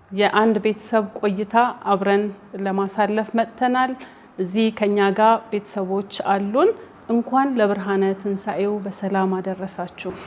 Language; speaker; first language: Amharic; native; Amharic